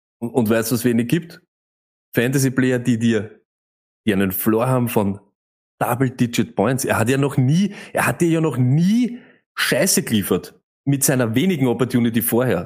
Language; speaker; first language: German; native; German